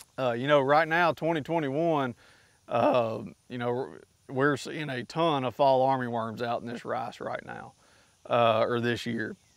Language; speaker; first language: English; native; English